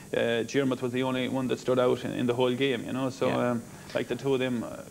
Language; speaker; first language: English; native; English